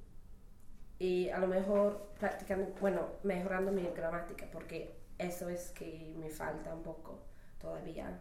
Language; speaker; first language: Spanish; non-native, fluent; English